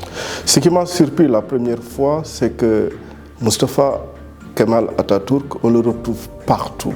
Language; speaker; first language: French; non-native, local second language; Wolof